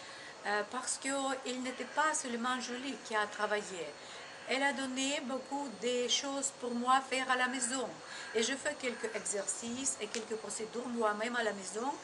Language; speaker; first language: French; non-native, learner; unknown